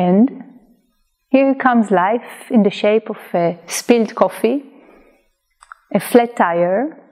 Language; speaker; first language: English; non-native, fluent; Hebrew